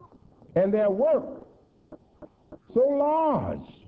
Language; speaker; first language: English; native; English